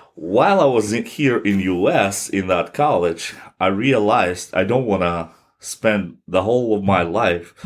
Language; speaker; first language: English; non-native, fluent; Russian